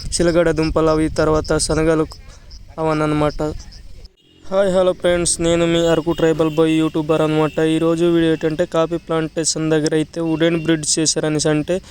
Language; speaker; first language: Telugu; native; Telugu